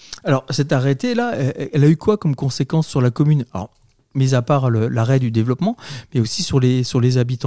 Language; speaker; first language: French; native; French